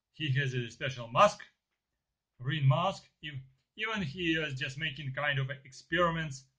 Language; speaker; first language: English; non-native, learner; Ukrainian